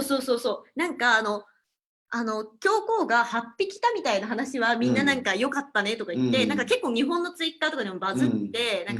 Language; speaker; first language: Japanese; native; Japanese